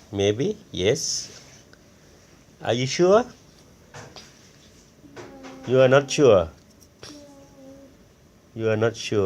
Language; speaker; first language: English; non-native, learner; Thai